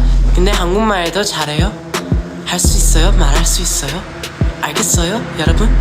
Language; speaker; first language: Korean; non-native, learner; Filipino